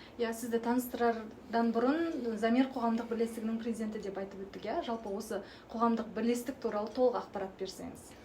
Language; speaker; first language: Kazakh; native; Kazakh